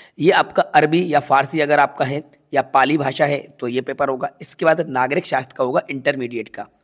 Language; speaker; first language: Hindi; native; Hindi